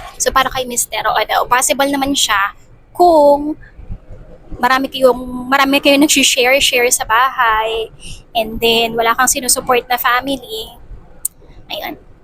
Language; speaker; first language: Filipino; native; Filipino